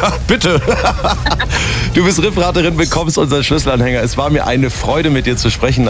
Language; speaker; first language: German; native; German